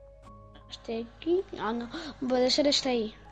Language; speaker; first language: Spanish; non-native, learner; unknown